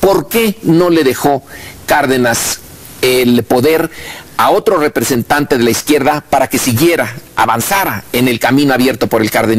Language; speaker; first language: Spanish; native; Spanish